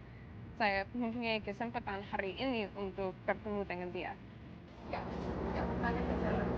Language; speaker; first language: Indonesian; non-native, learner; English